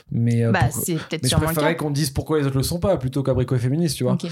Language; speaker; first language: French; native; French